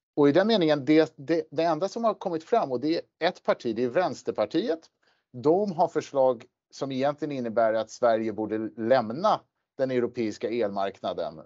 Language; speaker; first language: Swedish; native; Swedish